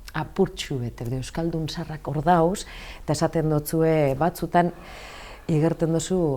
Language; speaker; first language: Basque; non-native, local second language; Spanish